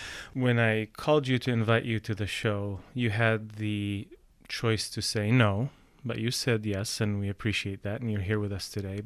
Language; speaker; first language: English; non-native, fluent; Arabic